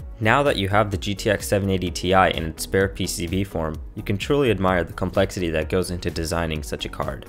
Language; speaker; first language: English; native; English